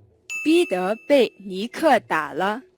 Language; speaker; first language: Chinese; non-native, learner; Mongolian